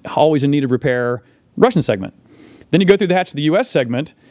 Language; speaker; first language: English; native; English